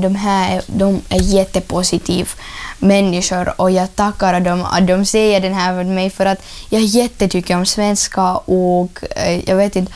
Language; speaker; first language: Swedish; non-native, learner; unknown